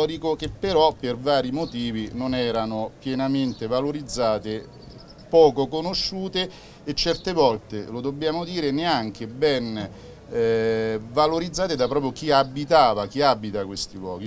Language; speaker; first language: Italian; native; Italian